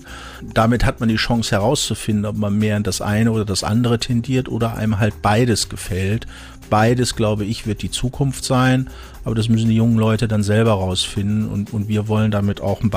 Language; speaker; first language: German; native; German